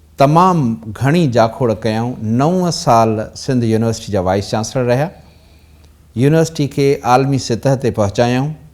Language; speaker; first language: Sindhi; native; Sindhi